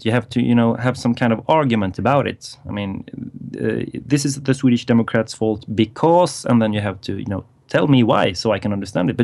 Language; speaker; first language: English; non-native, fluent; Swedish